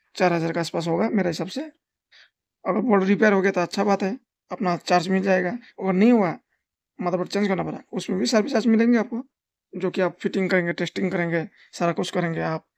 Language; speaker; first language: Hindi; non-native, local second language; Nepali